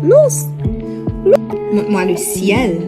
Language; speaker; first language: French; non-native, local second language; Haitian Creole